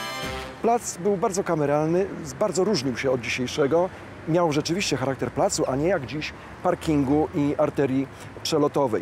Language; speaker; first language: Polish; native; Polish